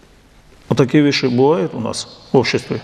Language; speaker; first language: Russian; non-native, local second language; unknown